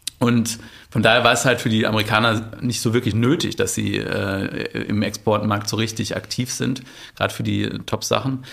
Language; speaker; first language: German; native; German